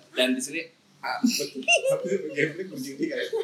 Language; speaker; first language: Indonesian; non-native, local second language; Javanese